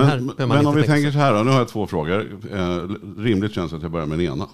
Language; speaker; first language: Swedish; native; Swedish